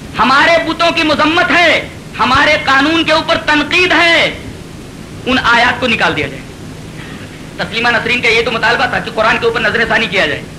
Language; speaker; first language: Urdu; native; Urdu